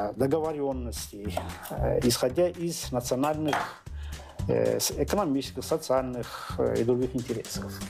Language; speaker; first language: Russian; non-native, local second language; Azerbaijani